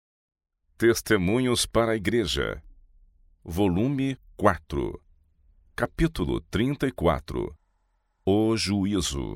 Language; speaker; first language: Portuguese; native; Portuguese